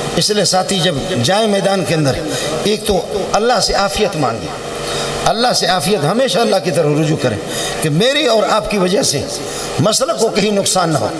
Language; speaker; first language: Urdu; non-native, local second language; Brahui